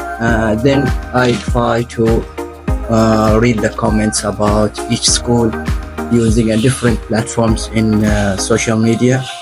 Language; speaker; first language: English; non-native, learner; Arabic